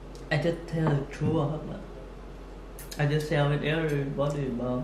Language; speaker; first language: English; non-native, learner; Vietnamese